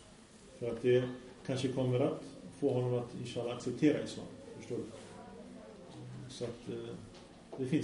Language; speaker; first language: Swedish; early bilingual, other home language; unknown